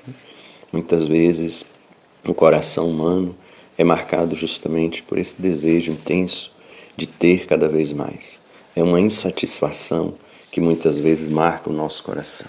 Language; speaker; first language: Portuguese; native; Portuguese